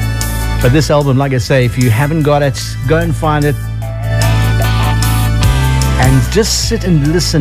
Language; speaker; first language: English; native; English